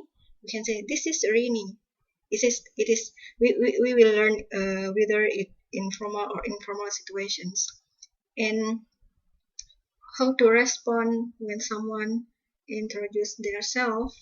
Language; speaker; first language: English; non-native, fluent; Indonesian